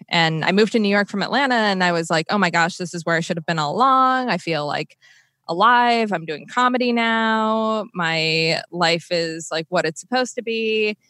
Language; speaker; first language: English; native; English